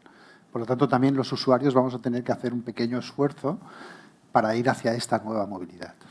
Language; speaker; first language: Spanish; native; Spanish